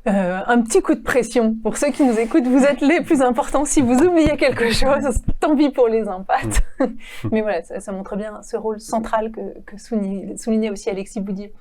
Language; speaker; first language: French; native; French